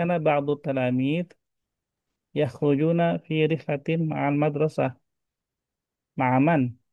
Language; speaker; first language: Arabic; non-native, fluent; Indonesian